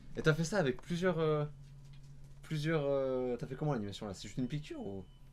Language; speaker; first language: French; native; French